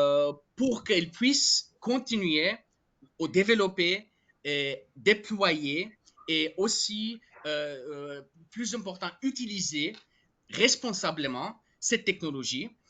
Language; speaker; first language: French; non-native, fluent; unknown